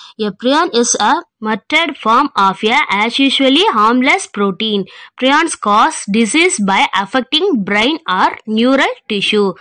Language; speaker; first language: English; non-native, local second language; Tamil